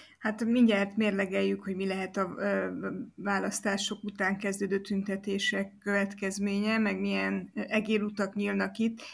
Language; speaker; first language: Hungarian; native; Hungarian